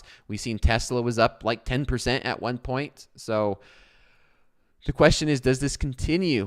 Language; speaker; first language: English; native; English